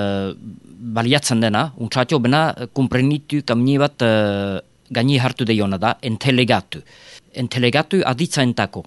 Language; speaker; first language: Basque; native; Basque